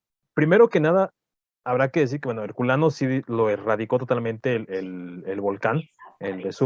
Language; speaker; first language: Spanish; native; Spanish